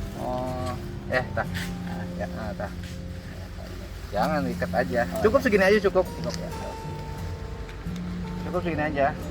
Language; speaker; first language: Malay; non-native, local second language; Sundanese